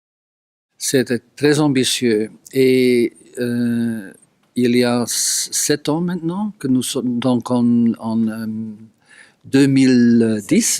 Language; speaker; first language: French; non-native, local second language; Dutch